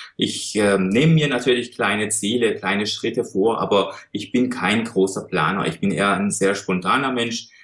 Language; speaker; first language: German; non-native, fluent; Persian